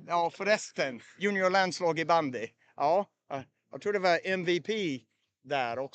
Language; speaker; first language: Swedish; native; Swedish